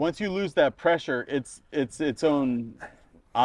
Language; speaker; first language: English; native; English